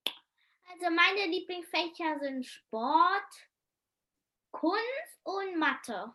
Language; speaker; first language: German; early bilingual, heritage; German